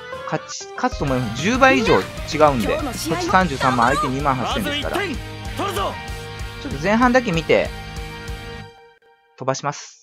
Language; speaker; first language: Japanese; native; Japanese